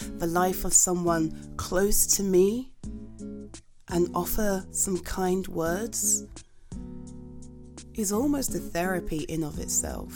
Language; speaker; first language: English; native; English